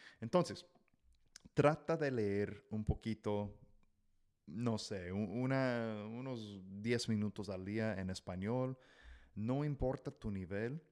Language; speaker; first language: Spanish; non-native, fluent; English